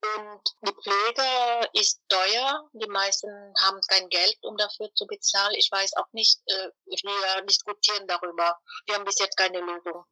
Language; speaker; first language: German; non-native, fluent; Vietnamese